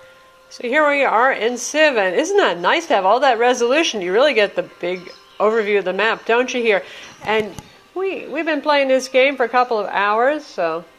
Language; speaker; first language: English; native; English